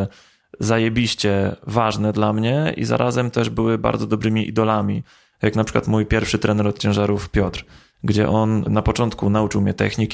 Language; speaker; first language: Polish; native; Polish